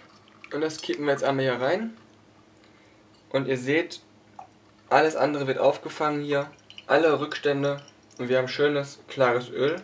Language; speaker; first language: German; native; German